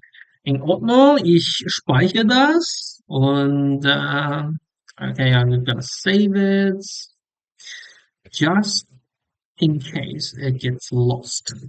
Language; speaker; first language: German; non-native, learner; English